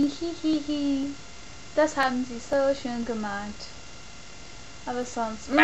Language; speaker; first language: German; non-native, learner; English